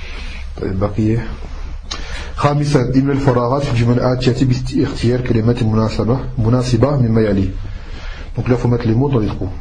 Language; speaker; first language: Arabic; non-native, fluent; French